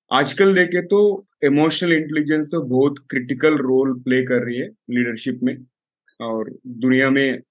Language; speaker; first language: Hindi; native; Hindi